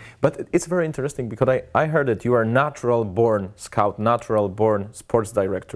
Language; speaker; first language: English; non-native, fluent; Polish